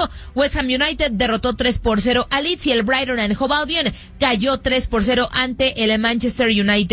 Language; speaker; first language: Spanish; native; Spanish